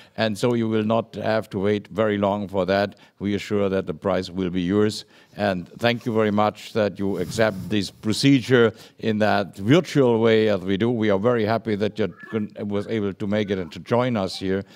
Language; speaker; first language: English; non-native, fluent; German